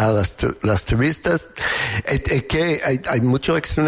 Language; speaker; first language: Spanish; non-native, fluent; English